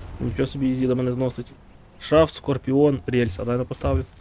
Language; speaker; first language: Ukrainian; native; Ukrainian